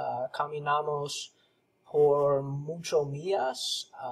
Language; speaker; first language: Spanish; non-native, learner; English